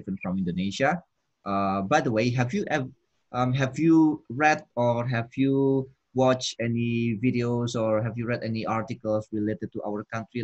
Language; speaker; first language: English; non-native, fluent; Indonesian